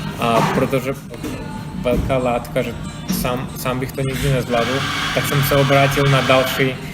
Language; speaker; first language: Czech; non-native, fluent; Azerbaijani